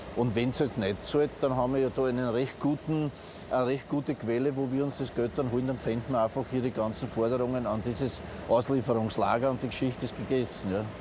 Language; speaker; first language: German; native; German